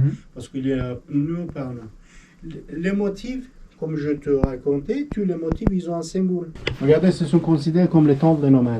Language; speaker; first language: French; non-native, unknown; Persian